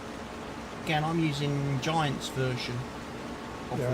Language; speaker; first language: English; native; English